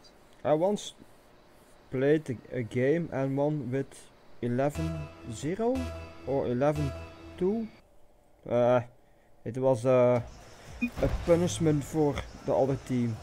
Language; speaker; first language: English; non-native, learner; Dutch